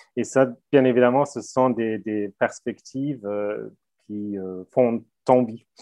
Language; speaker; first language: French; non-native, fluent; German